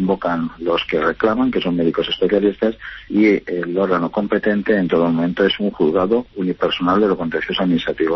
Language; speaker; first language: Spanish; native; Spanish